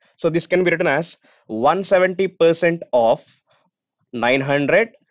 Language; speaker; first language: English; non-native, local second language; Telugu